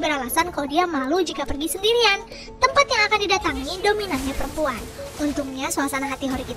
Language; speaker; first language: Indonesian; native; Indonesian